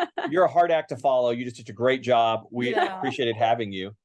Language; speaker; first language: English; native; English